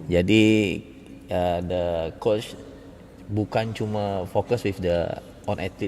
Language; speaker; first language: English; non-native, learner; Indonesian